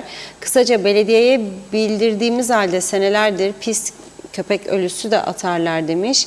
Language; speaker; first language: Turkish; native; Turkish